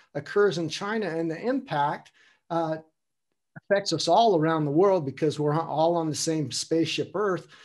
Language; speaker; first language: English; native; English